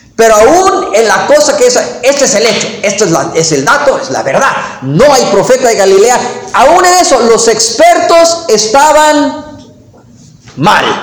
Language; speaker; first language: Spanish; non-native, fluent; English